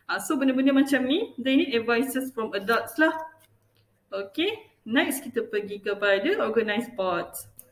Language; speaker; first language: English; non-native, local second language; Malay